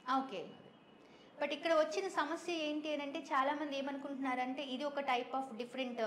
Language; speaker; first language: Telugu; native; Telugu